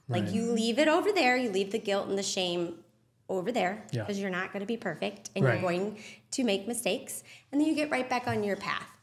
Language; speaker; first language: English; native; English